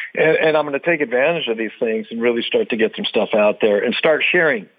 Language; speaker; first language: English; native; English